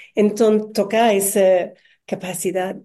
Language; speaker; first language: Spanish; non-native, fluent; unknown